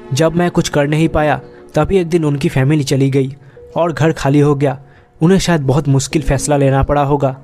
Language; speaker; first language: Hindi; native; Hindi